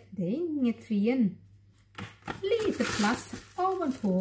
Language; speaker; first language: Swedish; non-native, learner; Thai